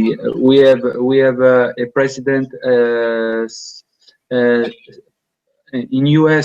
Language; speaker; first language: English; non-native, learner; Italian